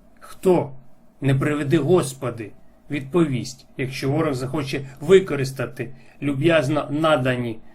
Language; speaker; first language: Ukrainian; non-native, local second language; Russian